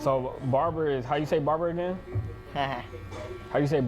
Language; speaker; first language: English; native; English